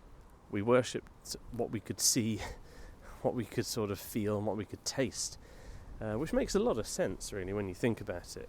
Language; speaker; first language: English; native; English